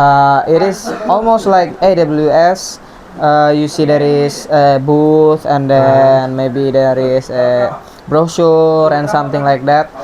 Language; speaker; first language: English; non-native, learner; Indonesian